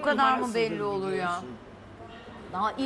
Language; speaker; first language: Turkish; native; Turkish